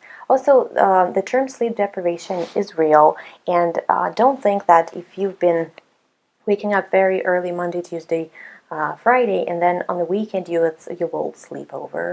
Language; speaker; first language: English; non-native, fluent; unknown